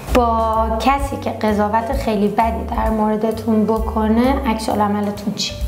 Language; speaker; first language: Persian; early bilingual, heritage; Persian